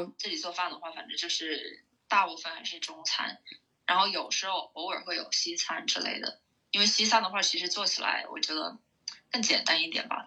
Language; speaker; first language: Chinese; early bilingual, heritage; Chinese